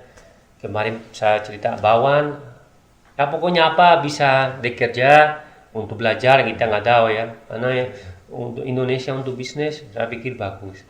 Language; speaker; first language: Indonesian; non-native, learner; Spanish